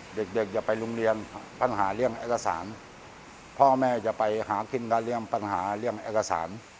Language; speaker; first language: Thai; non-native, fluent; Rohingya